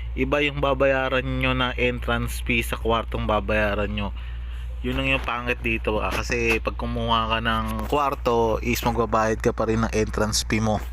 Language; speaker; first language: Filipino; non-native, local second language; Bikol